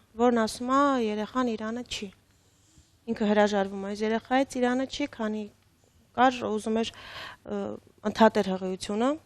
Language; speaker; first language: Armenian; native; Armenian